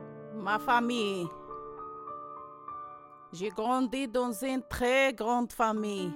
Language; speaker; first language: French; non-native, learner; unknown